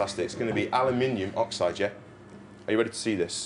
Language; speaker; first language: English; native; English